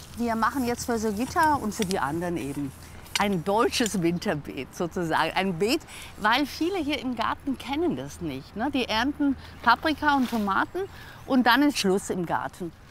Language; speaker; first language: German; native; German